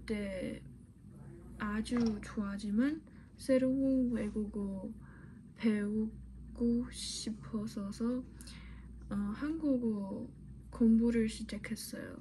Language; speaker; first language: Korean; non-native, learner; Chinese